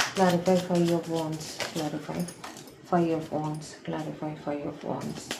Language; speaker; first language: English; non-native, local second language; Malayalam